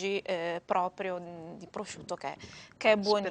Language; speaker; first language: Italian; native; Italian